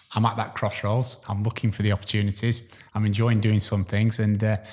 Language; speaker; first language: English; native; English